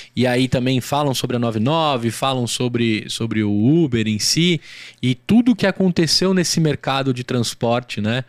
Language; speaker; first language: Portuguese; native; Portuguese